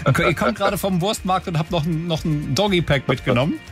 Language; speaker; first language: German; native; German